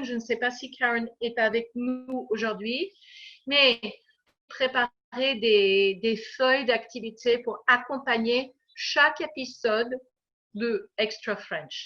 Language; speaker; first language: French; non-native, fluent; English